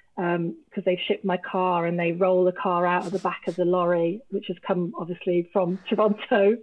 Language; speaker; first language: English; native; English